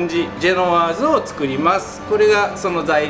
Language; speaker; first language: Japanese; native; Japanese